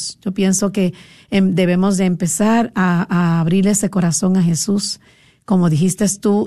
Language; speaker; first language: Spanish; native; Spanish